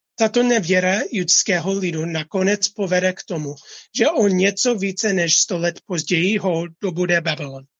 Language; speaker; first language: Czech; non-native, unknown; English